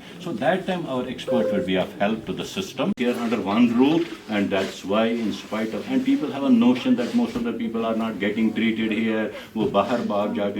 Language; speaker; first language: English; non-native, local second language; Kashmiri